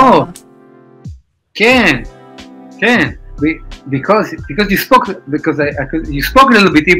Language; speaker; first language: English; non-native, fluent; Hebrew